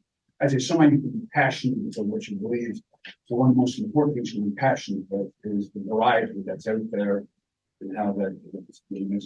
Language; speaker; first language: English; native; English